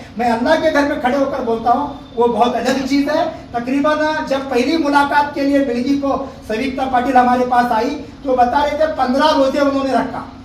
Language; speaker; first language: Hindi; non-native, local second language; Urdu